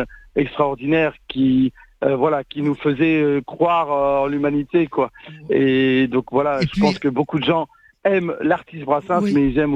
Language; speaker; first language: French; native; French